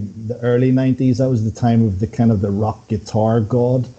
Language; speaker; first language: English; native; English